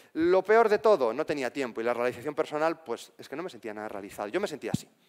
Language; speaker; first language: Spanish; native; Spanish